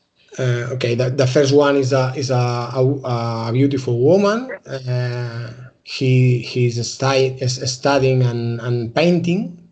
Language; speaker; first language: English; non-native, learner; Spanish